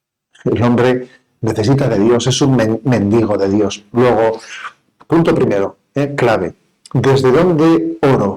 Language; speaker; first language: Spanish; native; Spanish